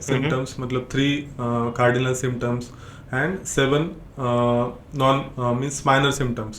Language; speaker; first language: Hindi; non-native, local second language; Marathi